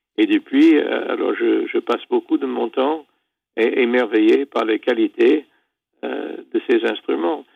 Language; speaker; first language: French; non-native, fluent; English